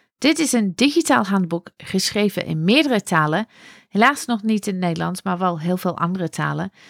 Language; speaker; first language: Dutch; non-native, fluent; English